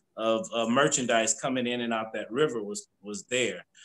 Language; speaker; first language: English; native; English